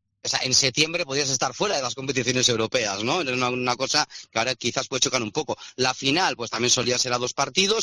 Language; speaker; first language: Spanish; native; Spanish